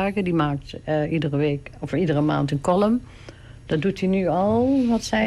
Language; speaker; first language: Dutch; native; Dutch